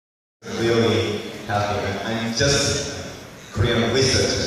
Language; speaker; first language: English; non-native, learner; Korean